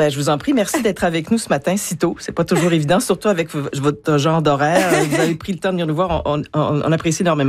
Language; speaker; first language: French; native; French